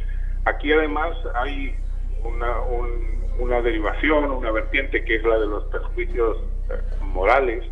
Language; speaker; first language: Spanish; native; Spanish